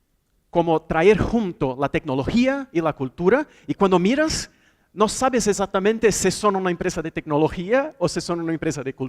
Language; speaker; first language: Spanish; non-native, fluent; Portuguese